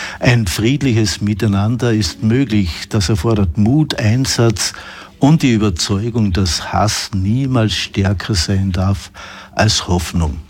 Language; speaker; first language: German; native; German